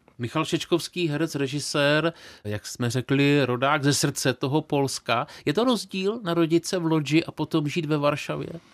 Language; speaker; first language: Czech; native; Czech